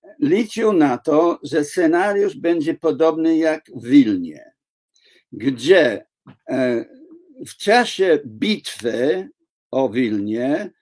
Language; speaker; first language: Polish; non-native, fluent; English